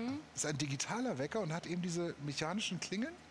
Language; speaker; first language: German; native; German